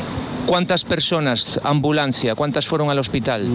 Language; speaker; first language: Spanish; native; Spanish